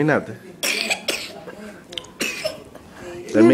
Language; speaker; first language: Spanish; native; Spanish